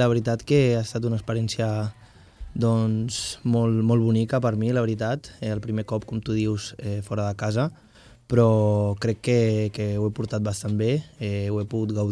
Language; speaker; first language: Catalan; non-native, fluent; Portuguese